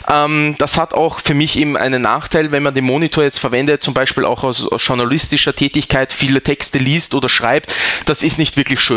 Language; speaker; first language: German; native; German